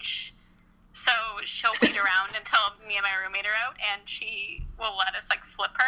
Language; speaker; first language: English; native; English